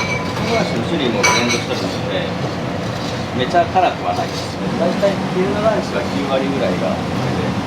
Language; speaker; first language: Japanese; native; Japanese